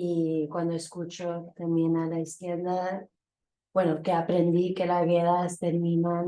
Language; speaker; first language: Spanish; early bilingual, heritage; Spanish